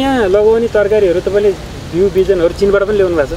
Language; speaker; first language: Nepali; native; Nepali